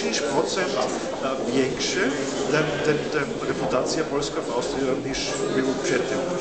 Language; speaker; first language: Polish; non-native, learner; German